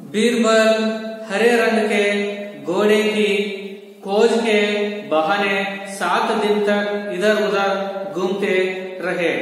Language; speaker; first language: Hindi; non-native, local second language; Kannada